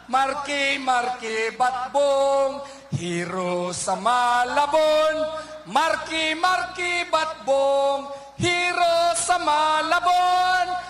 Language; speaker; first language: Filipino; non-native, local second language; Cebuano